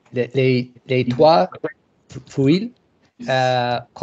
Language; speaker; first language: French; non-native, learner; English